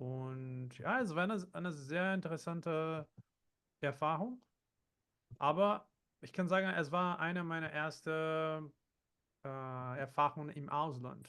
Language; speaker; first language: German; non-native, fluent; Portuguese